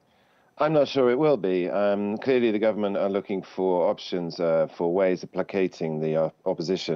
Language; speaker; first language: English; native; English